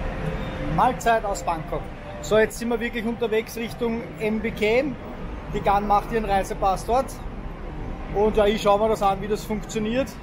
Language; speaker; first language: German; native; German